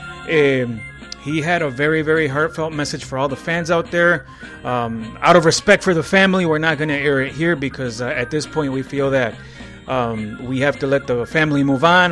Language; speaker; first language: English; early bilingual, other home language; Spanish